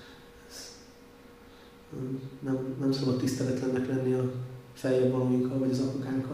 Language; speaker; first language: Hungarian; native; Hungarian